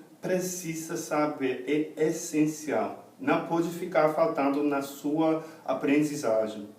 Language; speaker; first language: Portuguese; non-native, fluent; English